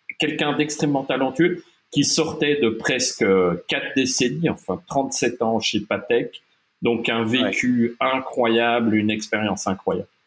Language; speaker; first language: French; non-native, local second language; German